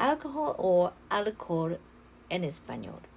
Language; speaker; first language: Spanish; non-native, learner; Japanese